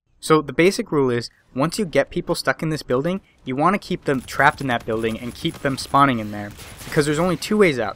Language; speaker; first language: English; native; English